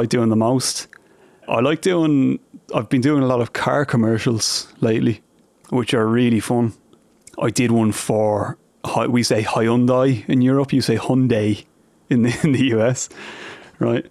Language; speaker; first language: English; native; English